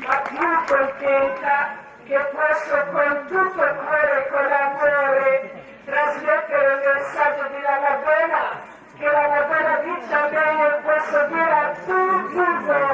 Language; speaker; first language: Italian; non-native, learner; Croatian